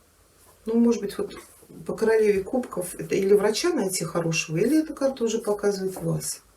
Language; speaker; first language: Russian; native; Russian